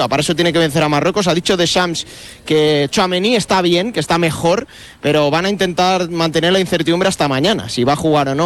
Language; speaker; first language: Spanish; native; Spanish